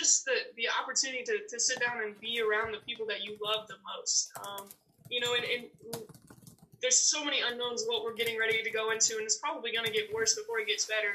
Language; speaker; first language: English; native; English